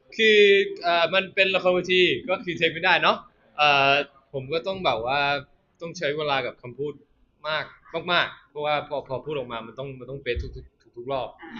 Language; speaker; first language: Thai; early bilingual, heritage; Thai